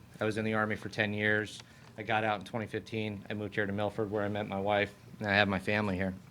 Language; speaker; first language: English; native; English